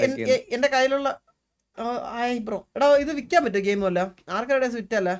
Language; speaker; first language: Malayalam; native; Malayalam